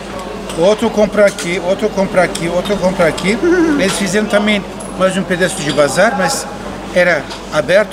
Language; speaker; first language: Portuguese; non-native, learner; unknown